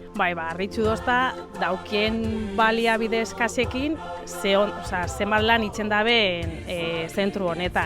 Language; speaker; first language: Basque; native; Basque